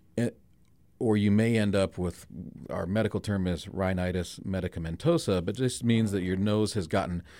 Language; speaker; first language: English; native; English